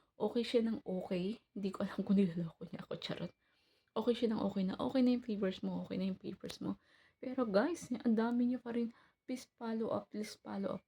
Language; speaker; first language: Filipino; native; Filipino